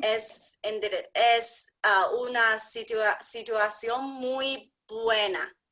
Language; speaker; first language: Spanish; non-native, learner; English